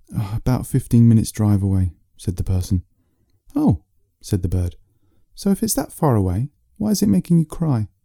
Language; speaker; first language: English; native; English